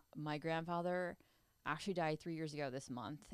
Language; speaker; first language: English; native; English